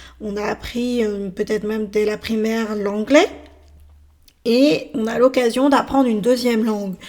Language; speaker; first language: French; native; French